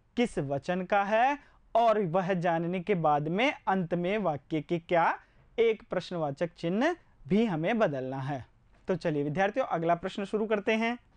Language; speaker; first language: Hindi; native; Hindi